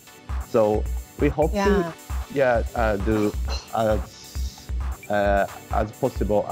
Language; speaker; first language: English; non-native, learner; Japanese